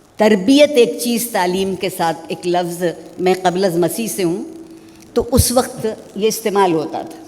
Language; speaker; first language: Urdu; native; Urdu